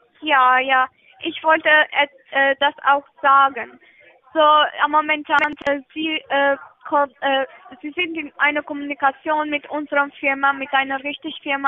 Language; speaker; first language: German; non-native, learner; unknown